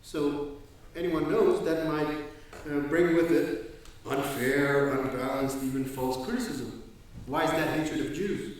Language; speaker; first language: English; non-native, fluent; Danish